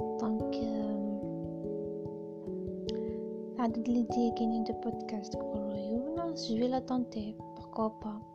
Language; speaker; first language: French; non-native, local second language; Kabyle